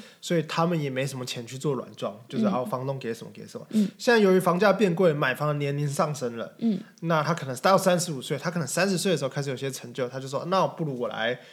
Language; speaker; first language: Chinese; native; Chinese